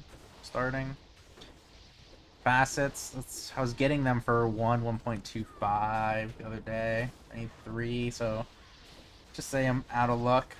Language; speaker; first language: English; native; English